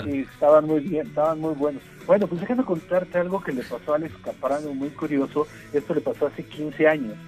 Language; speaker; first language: Spanish; native; Spanish